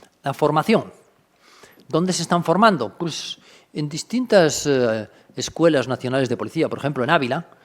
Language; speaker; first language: Spanish; native; Spanish